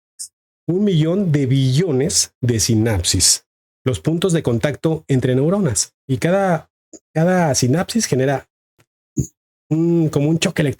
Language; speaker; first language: Spanish; native; Spanish